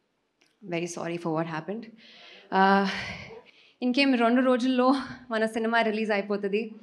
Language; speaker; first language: Telugu; non-native, learner; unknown